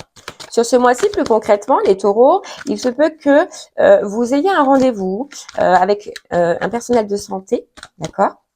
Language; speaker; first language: French; native; French